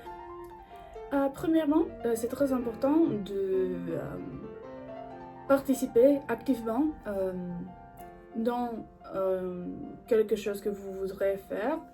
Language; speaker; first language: French; non-native, learner; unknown